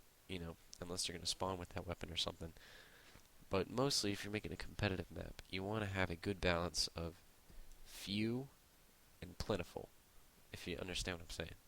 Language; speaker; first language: English; native; English